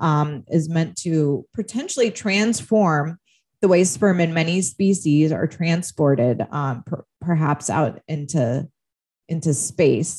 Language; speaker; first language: English; native; English